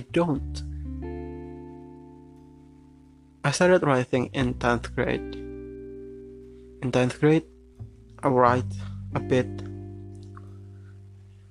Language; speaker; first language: English; non-native, fluent; Indonesian